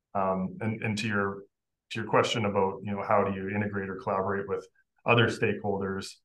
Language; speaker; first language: English; native; English